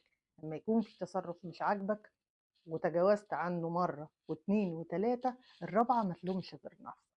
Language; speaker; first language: Arabic; native; Arabic